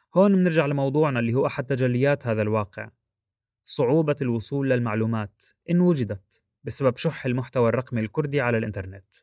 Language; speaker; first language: Arabic; non-native, local second language; Kurdish